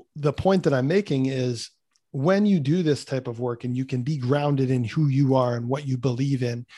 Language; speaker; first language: English; native; English